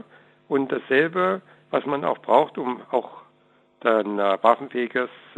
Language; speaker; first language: German; native; German